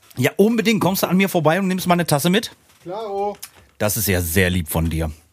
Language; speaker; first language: German; native; German